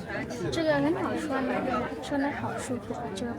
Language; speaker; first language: Chinese; non-native, learner; Lao